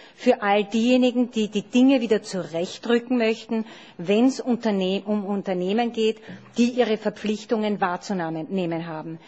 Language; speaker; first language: German; native; German